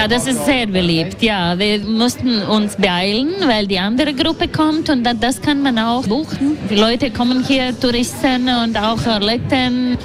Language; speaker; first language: German; non-native, fluent; Latvian